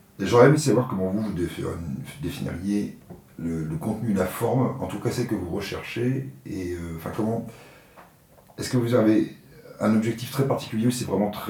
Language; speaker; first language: French; native; French